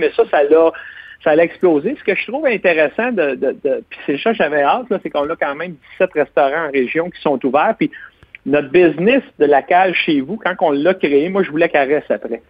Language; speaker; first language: French; native; French